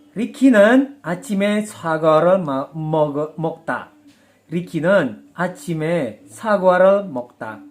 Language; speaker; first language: Korean; non-native, learner; Indonesian